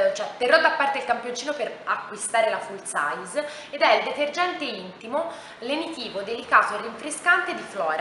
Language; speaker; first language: Italian; native; Italian